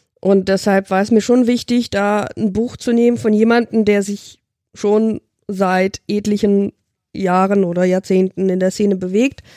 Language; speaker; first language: German; early bilingual, other home language; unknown